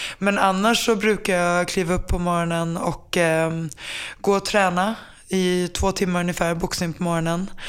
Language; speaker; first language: Swedish; early bilingual, other home language; Finnish